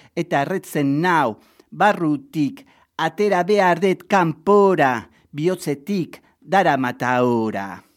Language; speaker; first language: Basque; non-native, local second language; Spanish